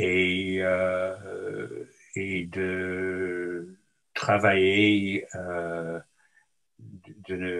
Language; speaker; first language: French; non-native, local second language; English